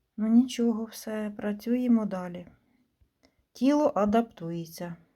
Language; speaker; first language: Ukrainian; non-native, local second language; Russian